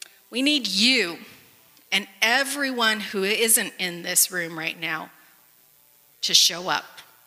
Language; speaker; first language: English; early bilingual, other home language; Spanish